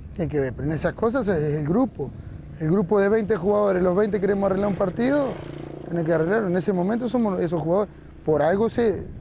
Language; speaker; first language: Spanish; native; Spanish